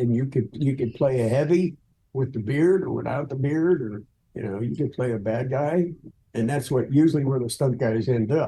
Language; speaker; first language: English; native; English